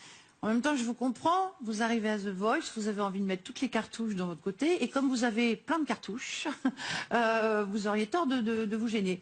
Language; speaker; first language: French; native; French